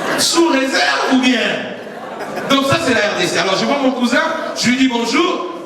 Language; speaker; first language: French; non-native, local second language; Lingala